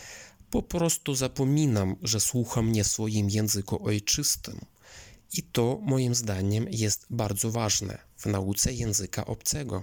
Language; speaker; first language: Polish; non-native, fluent; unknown